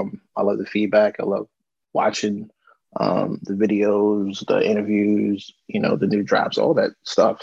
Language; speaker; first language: English; native; English